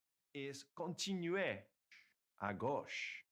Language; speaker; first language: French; non-native, fluent; English